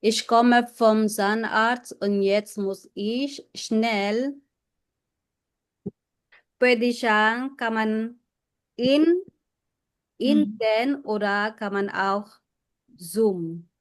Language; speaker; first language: German; non-native, fluent; Filipino